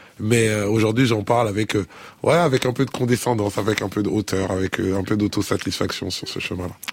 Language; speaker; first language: French; early bilingual, other home language; Lingala